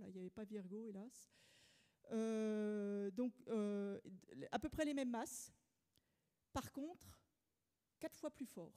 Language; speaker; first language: French; native; French